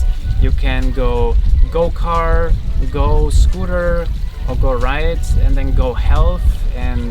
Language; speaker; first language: English; non-native, fluent; German